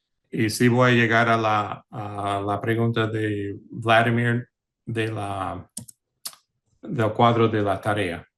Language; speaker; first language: Spanish; early bilingual, heritage; English